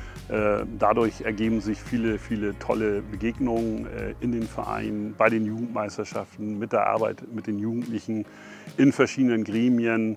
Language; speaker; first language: German; native; German